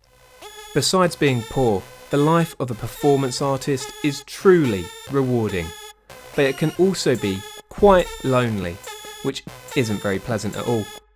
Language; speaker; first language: English; native; English